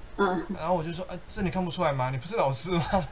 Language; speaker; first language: Chinese; native; Chinese